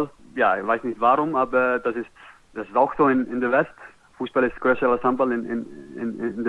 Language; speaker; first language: German; non-native, learner; Icelandic